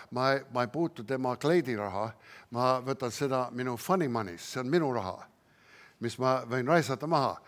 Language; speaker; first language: Estonian; early bilingual, heritage; Estonian